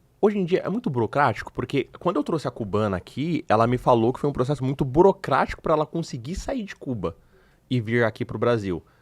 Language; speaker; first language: Portuguese; native; Portuguese